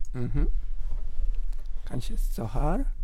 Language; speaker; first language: Swedish; non-native, fluent; Somali